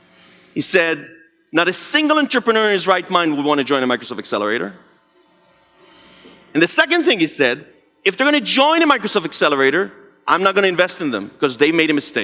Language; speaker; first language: English; non-native, fluent; Hebrew